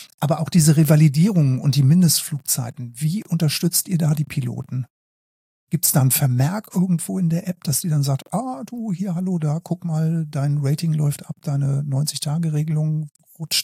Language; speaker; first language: German; native; German